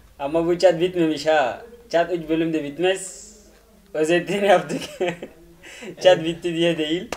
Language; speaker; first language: Turkish; non-native, fluent; Arabic